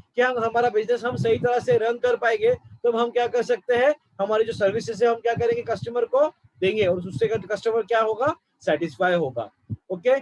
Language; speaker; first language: Hindi; non-native, local second language; Marathi